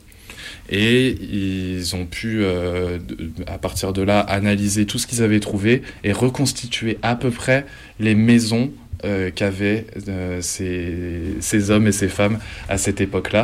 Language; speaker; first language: French; native; French